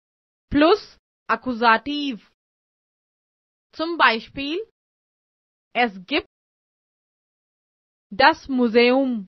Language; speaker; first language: German; non-native, fluent; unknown